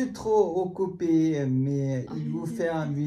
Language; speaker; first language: French; non-native, learner; Tibetan